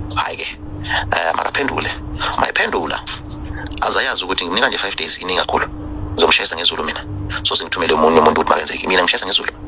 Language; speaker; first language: Zulu; non-native, fluent; Nyanja